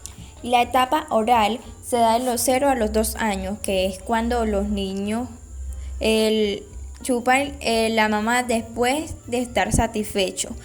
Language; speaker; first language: Spanish; native; Spanish